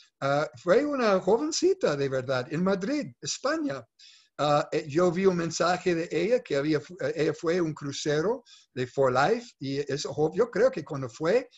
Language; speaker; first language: Spanish; non-native, fluent; English